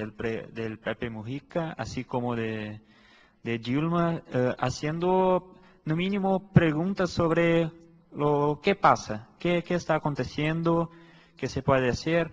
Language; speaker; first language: Spanish; non-native, fluent; Portuguese